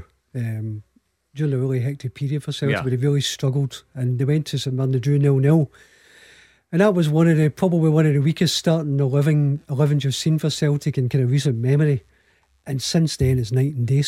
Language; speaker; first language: English; native; English